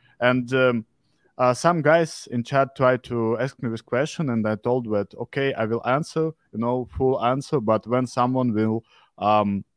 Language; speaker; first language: English; non-native, fluent; Russian